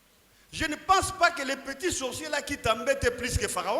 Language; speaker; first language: French; non-native, local second language; Lingala